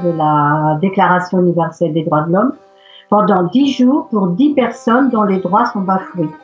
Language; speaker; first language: French; native; French